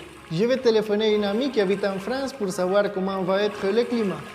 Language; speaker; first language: French; non-native, fluent; Spanish